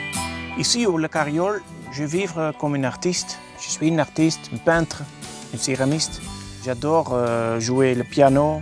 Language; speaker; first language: French; non-native, learner; Dutch